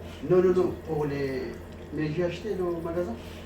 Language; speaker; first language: French; non-native, learner; Pashto